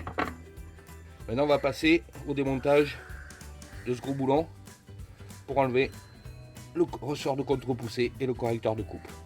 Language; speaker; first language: French; native; French